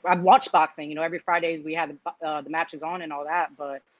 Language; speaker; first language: English; native; English